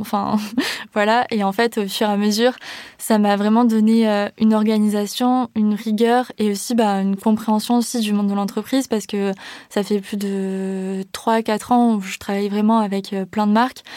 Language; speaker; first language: French; native; French